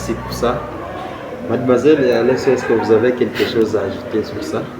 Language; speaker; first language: French; non-native, fluent; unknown